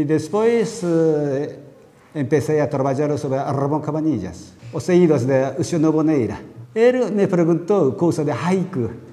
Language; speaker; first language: Galician; non-native, learner; Japanese